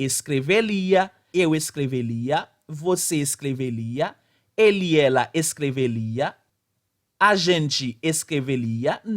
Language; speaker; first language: Portuguese; non-native, fluent; Haitian Creole